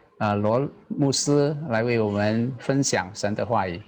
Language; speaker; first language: Chinese; non-native, learner; Indonesian